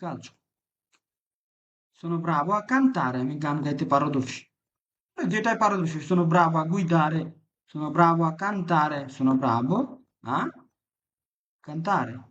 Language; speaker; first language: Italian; non-native, fluent; Bangla